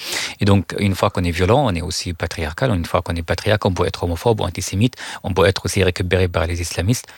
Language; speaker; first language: French; non-native, fluent; Arabic